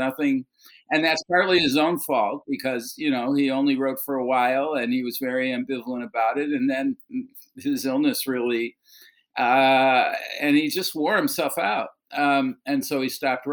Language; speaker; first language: English; native; English